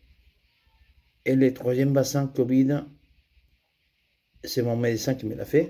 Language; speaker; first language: French; non-native, fluent; Spanish